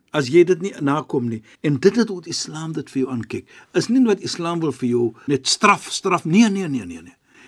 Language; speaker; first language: Afrikaans; non-native, fluent; Arabic